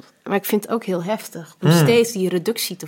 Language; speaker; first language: Dutch; early bilingual, other home language; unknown